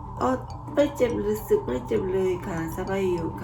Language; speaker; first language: Thai; non-native, learner; Korean